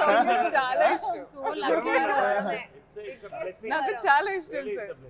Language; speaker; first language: Telugu; non-native, fluent; Hindi